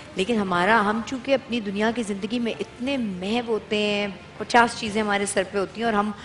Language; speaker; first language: Urdu; native; Urdu